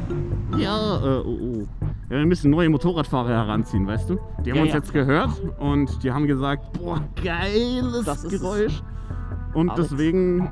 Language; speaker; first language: German; native; German